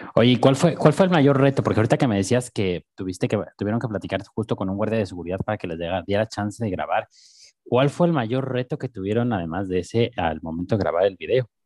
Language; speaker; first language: Spanish; native; Spanish